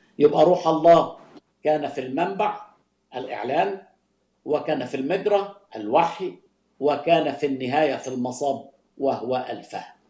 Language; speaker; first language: Arabic; native; Arabic